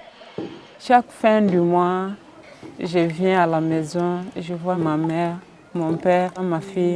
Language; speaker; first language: French; non-native, local second language; Bambara